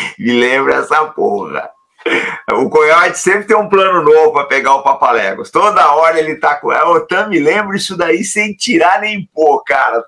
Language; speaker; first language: Portuguese; native; Portuguese